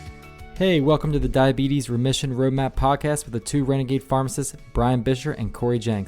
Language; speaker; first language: English; native; English